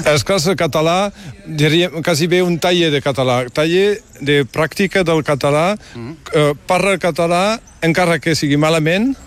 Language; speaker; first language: Catalan; non-native, local second language; French